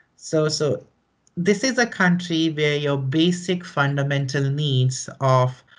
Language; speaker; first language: English; non-native, local second language; Hindi